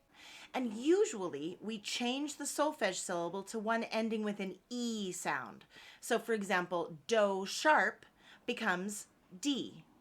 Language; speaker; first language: English; native; English